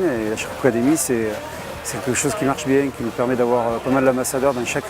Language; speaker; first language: French; native; French